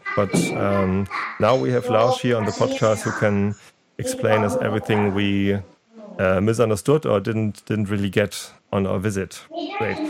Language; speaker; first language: English; non-native, fluent; German